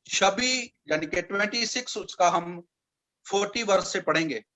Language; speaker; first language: Hindi; non-native, local second language; Punjabi